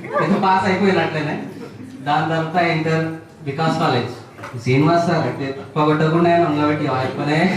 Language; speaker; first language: Telugu; non-native, local second language; Urdu